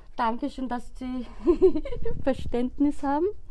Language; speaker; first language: German; non-native, learner; Korean